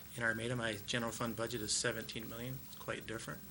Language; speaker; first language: English; native; English